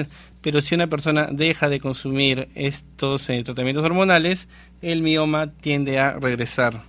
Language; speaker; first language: Spanish; native; Spanish